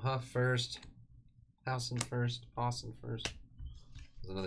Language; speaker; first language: English; native; English